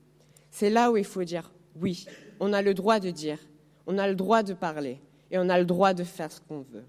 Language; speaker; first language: French; non-native, fluent; Spanish